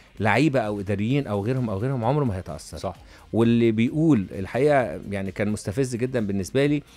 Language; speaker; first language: Arabic; native; Arabic